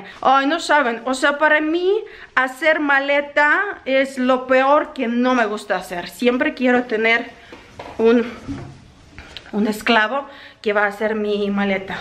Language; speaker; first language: Spanish; non-native, learner; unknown